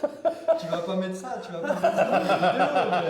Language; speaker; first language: French; native; French